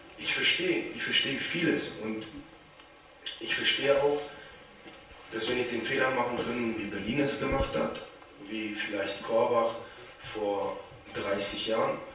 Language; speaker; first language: German; native; German